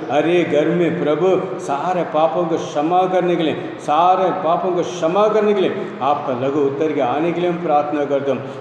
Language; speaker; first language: Hindi; non-native, local second language; Tamil